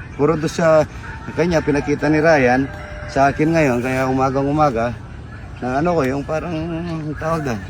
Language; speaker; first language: Filipino; native; Filipino